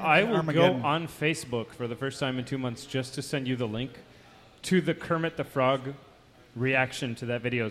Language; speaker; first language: English; native; English